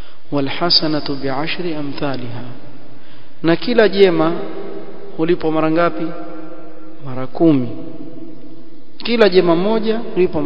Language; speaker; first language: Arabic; non-native, fluent; Swahili